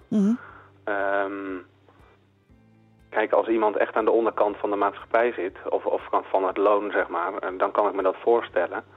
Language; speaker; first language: Dutch; native; Dutch